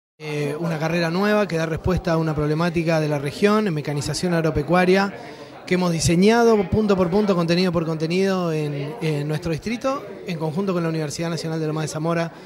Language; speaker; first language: Spanish; native; Spanish